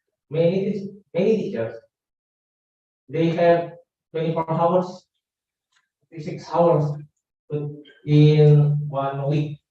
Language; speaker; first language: English; non-native, learner; Indonesian